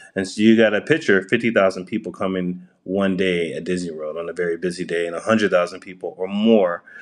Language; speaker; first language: English; early bilingual, other home language; Japanese